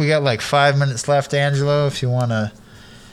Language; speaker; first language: English; native; English